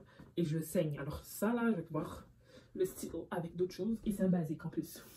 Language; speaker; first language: French; native; French